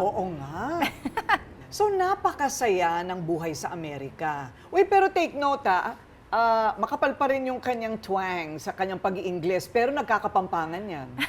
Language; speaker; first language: Filipino; native; Filipino